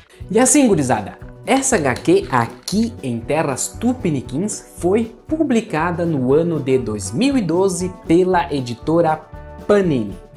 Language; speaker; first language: Portuguese; native; Portuguese